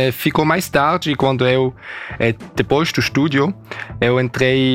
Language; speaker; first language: Portuguese; early bilingual, heritage; German